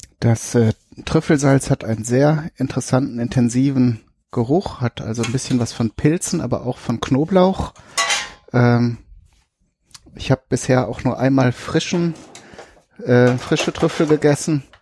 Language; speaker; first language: German; native; German